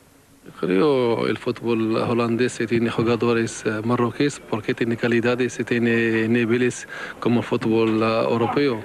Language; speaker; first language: Dutch; non-native, learner; Arabic